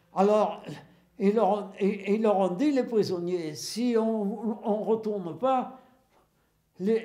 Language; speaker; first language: French; native; French